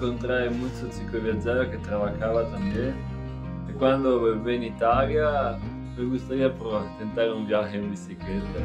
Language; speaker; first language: Spanish; non-native, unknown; Italian